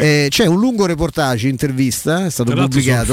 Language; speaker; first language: Italian; native; Italian